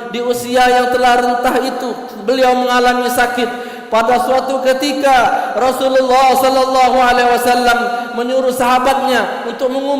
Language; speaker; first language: Indonesian; native; Indonesian